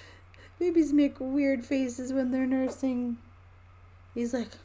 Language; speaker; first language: English; native; English